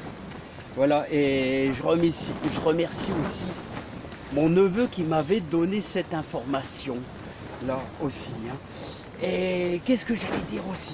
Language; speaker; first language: French; native; French